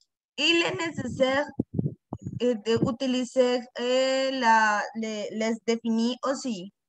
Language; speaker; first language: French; non-native, learner; Spanish